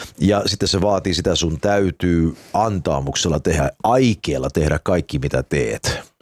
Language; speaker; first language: Finnish; early bilingual, heritage; Finnish